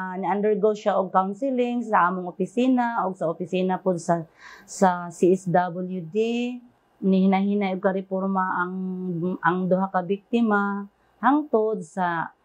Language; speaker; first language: Cebuano; native; Cebuano